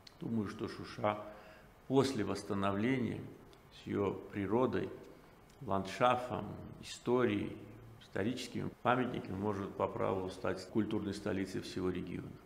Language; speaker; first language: Russian; non-native, local second language; Azerbaijani